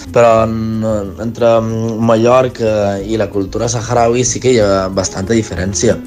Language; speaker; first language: Catalan; early bilingual, other home language; Arabic